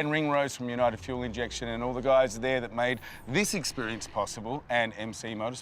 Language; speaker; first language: English; native; English